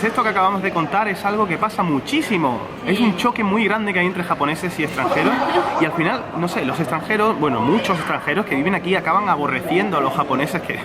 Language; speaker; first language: Spanish; native; Spanish